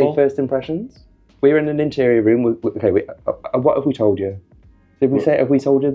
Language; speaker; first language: English; native; English